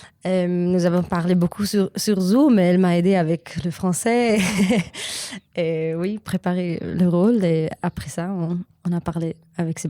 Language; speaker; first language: French; non-native, learner; German